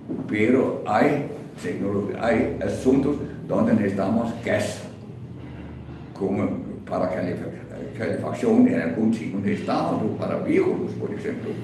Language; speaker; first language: Spanish; non-native, fluent; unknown